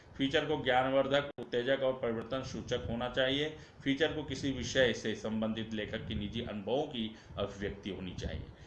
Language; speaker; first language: Hindi; native; Hindi